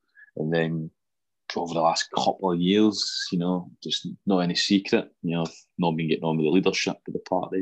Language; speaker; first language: English; native; English